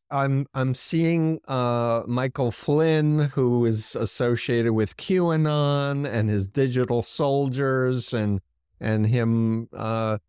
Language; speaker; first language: English; native; English